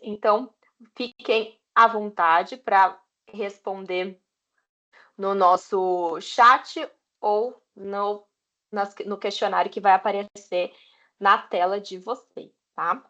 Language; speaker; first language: Portuguese; native; Portuguese